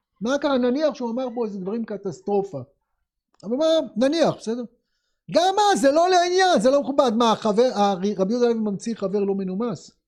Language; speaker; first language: Hebrew; native; Hebrew